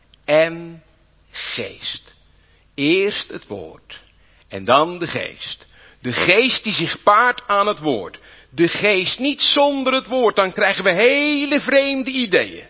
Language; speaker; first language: Dutch; native; Dutch